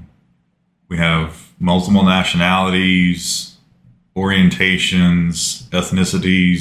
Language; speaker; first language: English; native; English